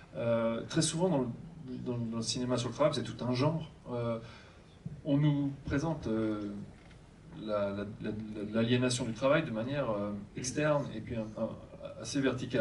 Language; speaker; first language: French; native; French